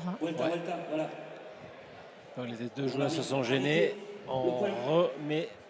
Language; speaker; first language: French; native; French